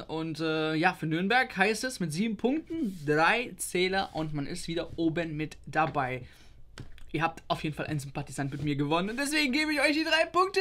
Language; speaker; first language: German; native; German